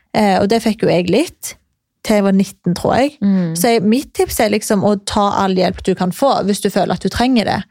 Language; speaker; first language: Norwegian; native; Norwegian